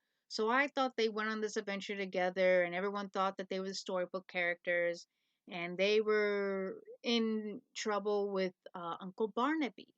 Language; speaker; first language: English; native; English